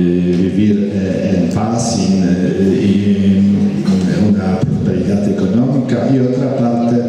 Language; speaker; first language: Spanish; non-native, fluent; Polish